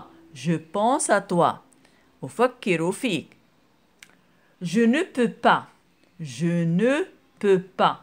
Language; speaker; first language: French; non-native, local second language; Arabic